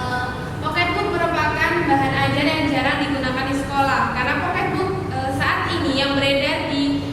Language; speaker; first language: Indonesian; native; Indonesian